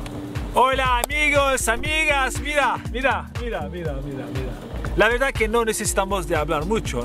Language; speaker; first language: Spanish; non-native, fluent; Turkish